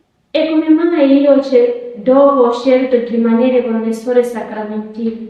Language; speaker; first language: Italian; non-native, fluent; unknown